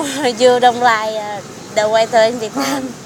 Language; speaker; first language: English; non-native, learner; Vietnamese